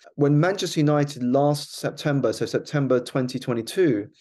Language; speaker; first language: English; native; English